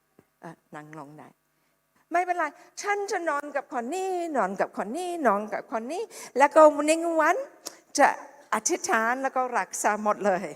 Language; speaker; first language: Thai; non-native, fluent; English